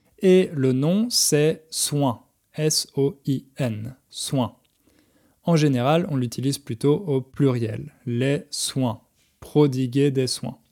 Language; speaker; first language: French; native; French